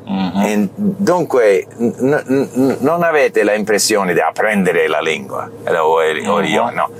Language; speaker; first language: Italian; non-native, learner; English